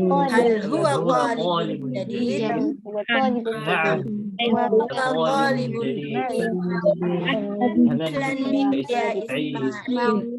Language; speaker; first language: Arabic; non-native, learner; Indonesian